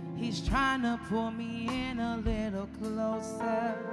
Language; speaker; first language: English; native; English